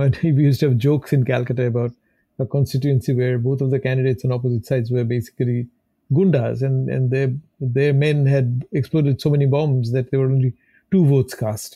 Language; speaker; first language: English; non-native, local second language; Bangla